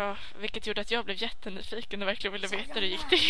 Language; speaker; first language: Swedish; native; Swedish